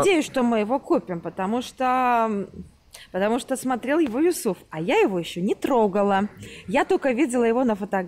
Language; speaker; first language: Russian; native; Russian